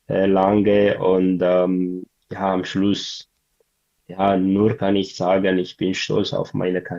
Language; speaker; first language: German; non-native, learner; Tigrinya